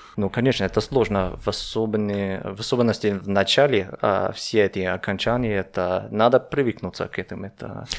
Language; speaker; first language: Russian; non-native, fluent; German